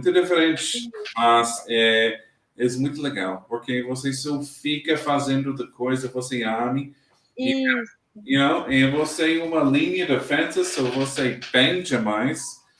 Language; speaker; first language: Portuguese; non-native, learner; English